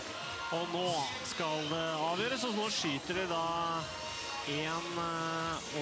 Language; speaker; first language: Norwegian; native; Norwegian